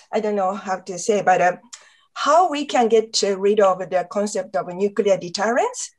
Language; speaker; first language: English; non-native, fluent; Japanese